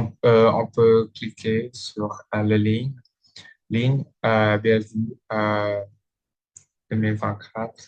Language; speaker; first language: French; non-native, learner; Indonesian